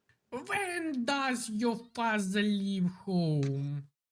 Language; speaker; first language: English; non-native, learner; Ukrainian